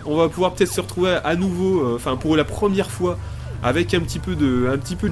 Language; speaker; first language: French; native; French